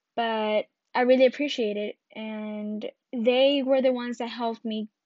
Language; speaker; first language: English; early bilingual, other home language; Spanish